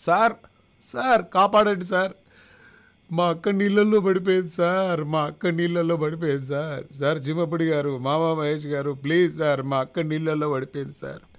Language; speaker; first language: Telugu; native; Telugu